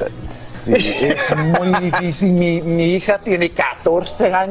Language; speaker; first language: Spanish; non-native, learner; English